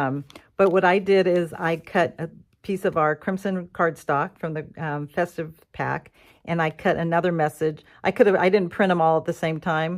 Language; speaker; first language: English; native; English